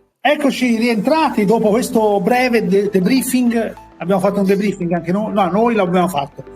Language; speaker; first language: Italian; native; Italian